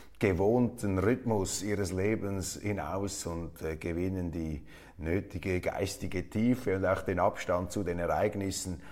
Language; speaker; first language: German; native; German